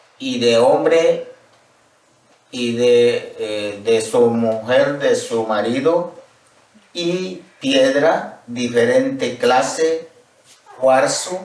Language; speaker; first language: Spanish; non-native, local second language; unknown